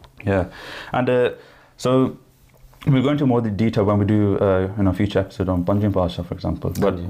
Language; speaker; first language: English; early bilingual, other home language; Punjabi